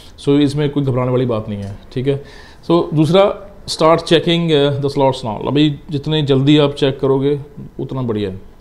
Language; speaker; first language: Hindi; non-native, local second language; Punjabi